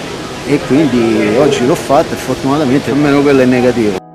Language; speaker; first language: Italian; native; Italian